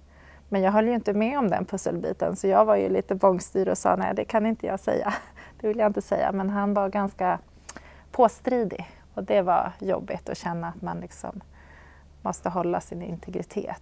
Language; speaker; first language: Swedish; native; Swedish